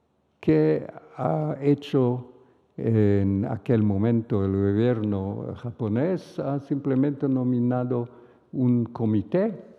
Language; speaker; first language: Spanish; non-native, fluent; Hebrew